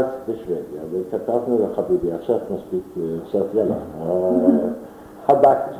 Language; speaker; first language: Hebrew; non-native, fluent; German